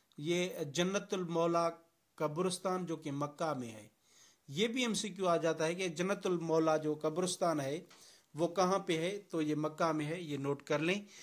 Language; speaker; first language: Urdu; non-native, local second language; Sindhi